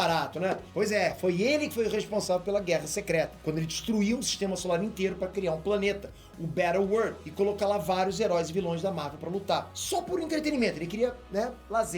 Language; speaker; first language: Portuguese; native; Portuguese